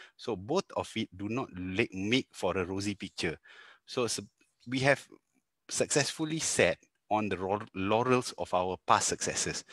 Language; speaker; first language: English; non-native, local second language; Tamil